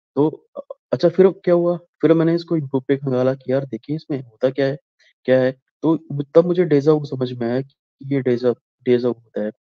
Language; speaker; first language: Hindi; native; Hindi